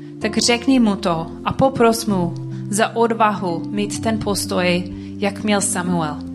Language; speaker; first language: Czech; non-native, learner; English